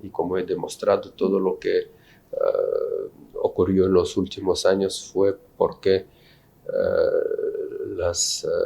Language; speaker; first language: Spanish; non-native, fluent; Russian